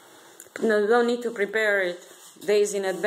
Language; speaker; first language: English; non-native, learner; Hungarian